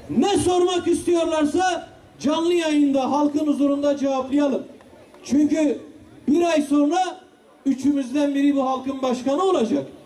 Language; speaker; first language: Turkish; non-native, local second language; Kurdish